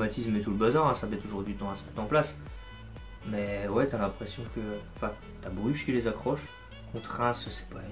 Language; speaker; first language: French; native; French